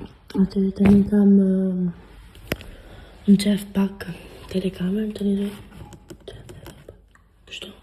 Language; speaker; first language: Albanian; early bilingual, heritage; Albanian